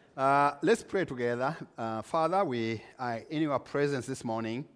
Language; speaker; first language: English; non-native, local second language; Kinyarwanda